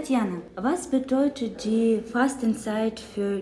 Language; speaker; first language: German; non-native, learner; Ukrainian